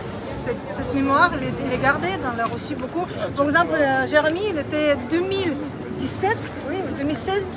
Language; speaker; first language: French; non-native, learner; Russian